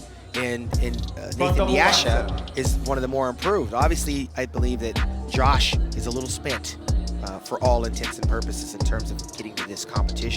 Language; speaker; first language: English; native; English